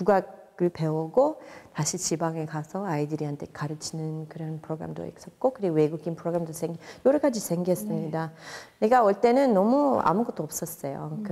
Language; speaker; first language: Korean; non-native, fluent; English